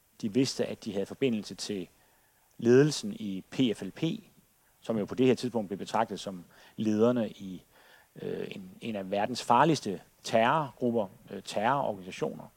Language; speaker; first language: Danish; native; Danish